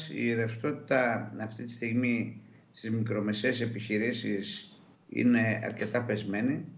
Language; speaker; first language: Greek; native; Greek